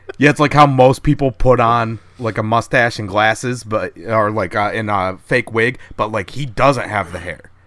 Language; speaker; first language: English; native; English